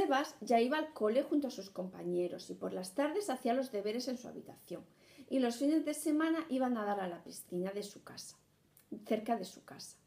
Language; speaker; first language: Spanish; native; Spanish